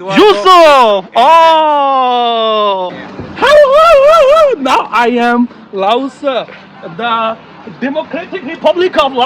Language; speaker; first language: English; non-native, learner; Urdu